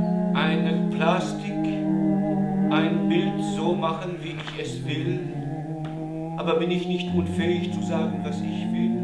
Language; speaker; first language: German; non-native, learner; French